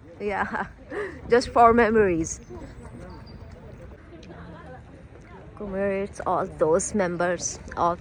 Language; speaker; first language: English; non-native, learner; Urdu